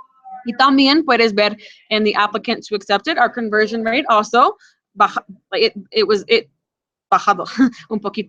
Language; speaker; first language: Spanish; non-native, fluent; English